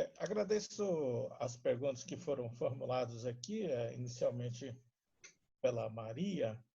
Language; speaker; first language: Portuguese; non-native, local second language; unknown